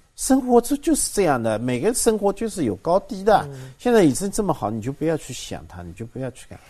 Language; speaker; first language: Chinese; native; Chinese